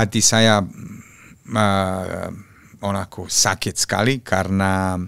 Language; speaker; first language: Indonesian; non-native, fluent; Serbian